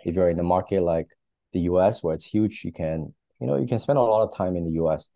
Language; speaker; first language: English; native; English